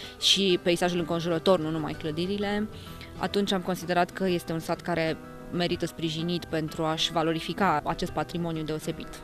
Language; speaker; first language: Romanian; native; Romanian